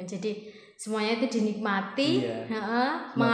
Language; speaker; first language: Indonesian; non-native, local second language; Javanese